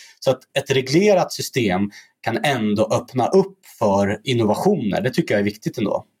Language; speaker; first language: Swedish; early bilingual, other home language; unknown